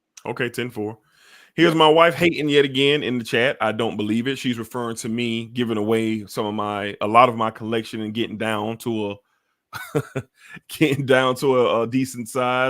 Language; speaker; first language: English; native; English